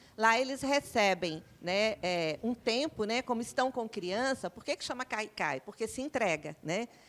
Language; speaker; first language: Portuguese; native; Portuguese